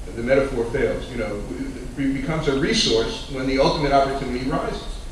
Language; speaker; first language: English; native; English